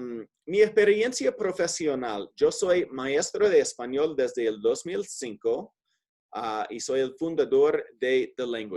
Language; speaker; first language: Spanish; non-native, fluent; English